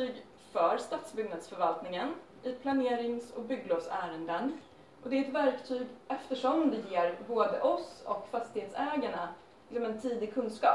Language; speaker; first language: Swedish; native; Swedish